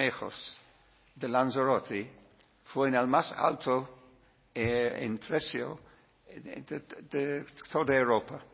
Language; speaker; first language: Spanish; non-native, learner; English